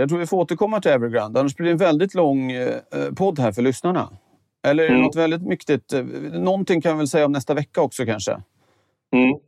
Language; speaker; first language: Swedish; native; Swedish